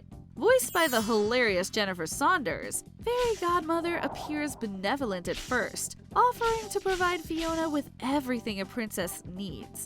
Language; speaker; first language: English; native; English